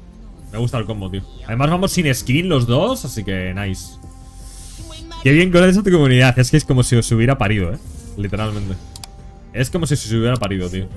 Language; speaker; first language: Spanish; native; Spanish